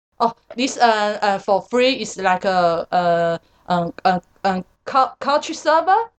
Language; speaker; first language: English; non-native, learner; Chinese